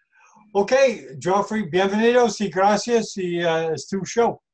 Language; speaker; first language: Spanish; non-native, learner; English